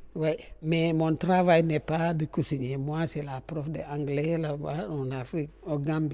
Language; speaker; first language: French; non-native, learner; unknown